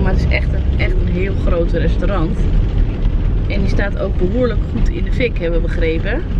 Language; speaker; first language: Dutch; native; Dutch